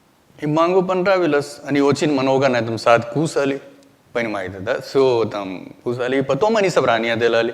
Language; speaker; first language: Russian; non-native, learner; Hindi